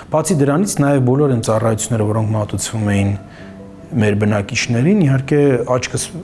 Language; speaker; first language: Armenian; native; Armenian